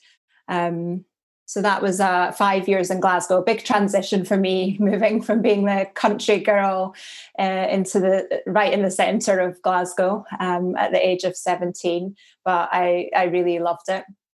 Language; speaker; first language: English; native; English